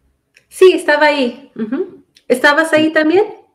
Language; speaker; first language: Spanish; early bilingual, heritage; Spanish